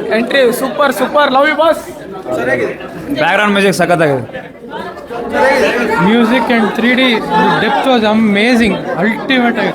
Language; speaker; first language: Kannada; native; Kannada